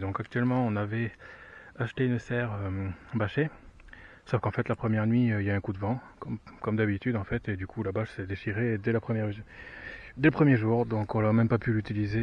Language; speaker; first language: French; native; French